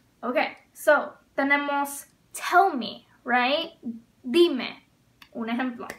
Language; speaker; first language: Spanish; non-native, fluent; English